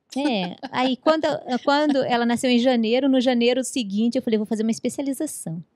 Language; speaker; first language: Portuguese; native; Portuguese